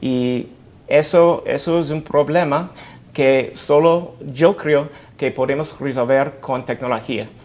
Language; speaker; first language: Spanish; non-native, fluent; English